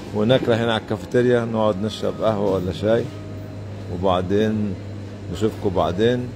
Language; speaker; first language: Arabic; native; Arabic